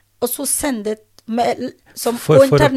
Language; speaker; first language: Norwegian; non-native, learner; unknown